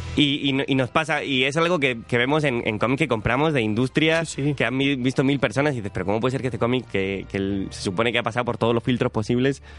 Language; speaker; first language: Spanish; native; Spanish